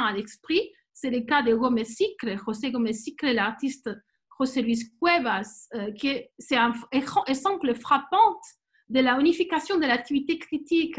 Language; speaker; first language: French; non-native, fluent; Spanish